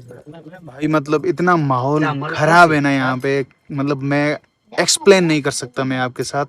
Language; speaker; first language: Hindi; native; Hindi